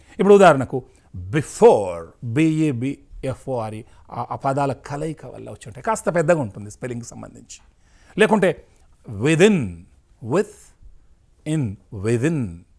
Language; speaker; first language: Telugu; native; Telugu